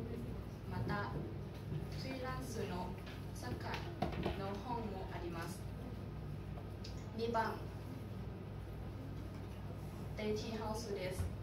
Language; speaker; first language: Japanese; non-native, learner; Thai